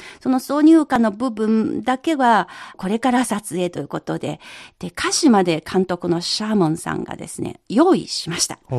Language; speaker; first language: Japanese; non-native, fluent; Chinese